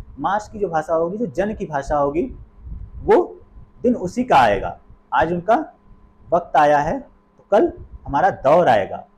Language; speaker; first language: Hindi; native; Hindi